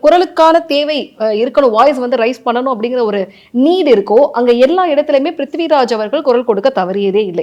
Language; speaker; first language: Tamil; native; Tamil